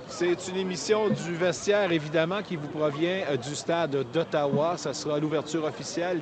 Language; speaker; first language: French; native; French